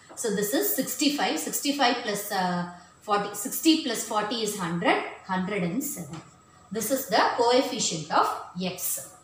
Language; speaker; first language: English; non-native, local second language; Tamil